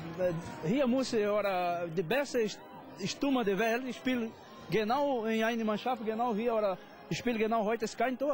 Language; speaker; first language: German; non-native, learner; Portuguese